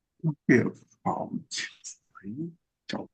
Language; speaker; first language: Chinese; non-native, learner; Indonesian